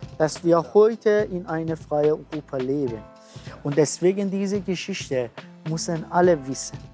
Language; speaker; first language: German; non-native, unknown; Persian